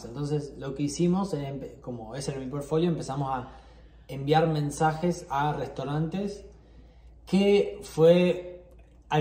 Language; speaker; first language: Spanish; native; Spanish